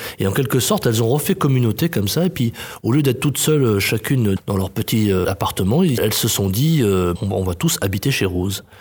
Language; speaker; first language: French; native; French